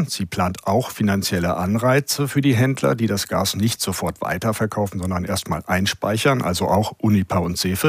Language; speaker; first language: German; native; German